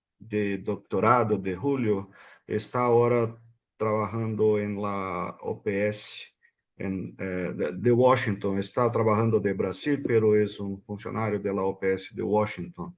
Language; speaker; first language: Spanish; non-native, fluent; Portuguese